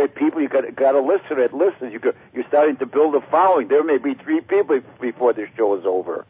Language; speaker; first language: English; native; English